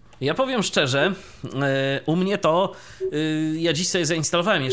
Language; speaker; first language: Polish; native; Polish